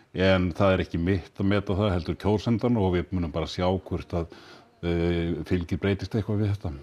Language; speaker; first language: Icelandic; native; Icelandic